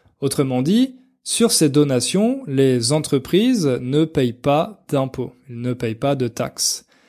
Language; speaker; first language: French; native; French